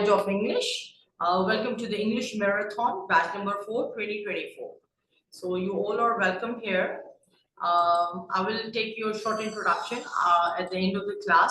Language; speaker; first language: English; non-native, fluent; Urdu